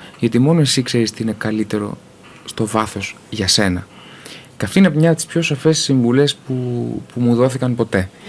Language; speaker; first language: Greek; early bilingual, heritage; Greek